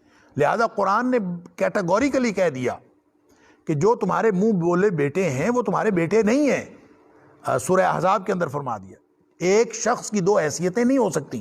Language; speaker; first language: Urdu; native; Urdu